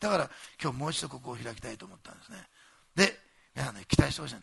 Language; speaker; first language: Japanese; native; Japanese